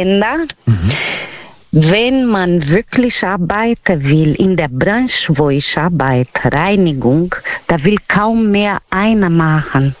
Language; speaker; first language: German; non-native, learner; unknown